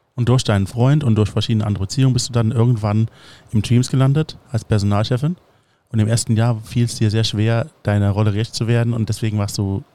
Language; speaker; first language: German; native; German